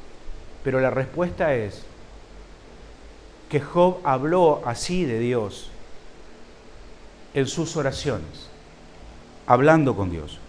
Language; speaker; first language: Spanish; native; Spanish